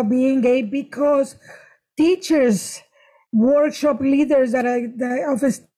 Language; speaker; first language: English; non-native, fluent; Spanish